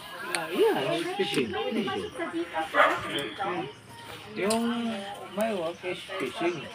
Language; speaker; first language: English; non-native, learner; Cebuano